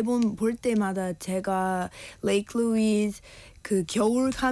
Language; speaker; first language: Korean; non-native, learner; English